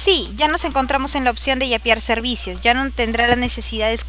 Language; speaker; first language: Spanish; native; Spanish